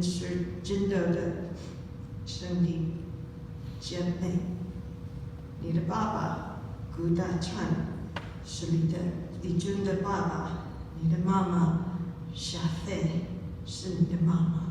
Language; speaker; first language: Chinese; non-native, learner; English